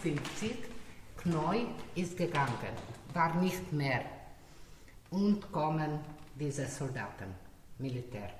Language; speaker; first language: German; non-native, learner; Slovenian